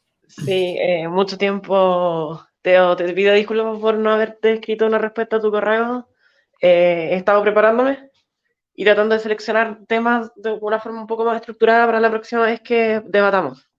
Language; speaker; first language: Spanish; native; Spanish